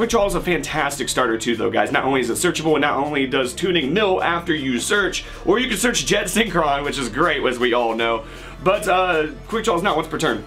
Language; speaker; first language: English; native; English